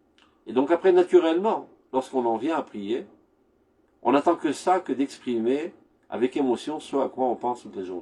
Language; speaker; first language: French; native; French